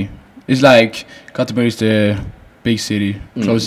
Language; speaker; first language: English; non-native, fluent; Swedish